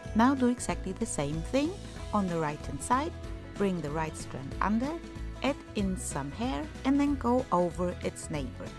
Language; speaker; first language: English; non-native, fluent; German